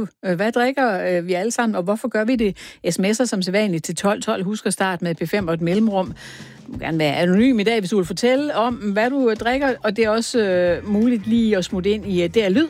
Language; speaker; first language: Danish; native; Danish